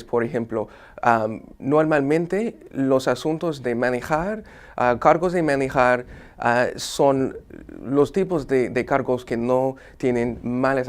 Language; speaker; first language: Spanish; non-native, fluent; English